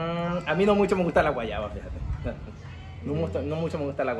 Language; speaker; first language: Spanish; native; Spanish